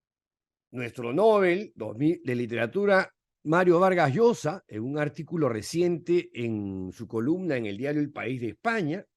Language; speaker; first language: Spanish; native; Spanish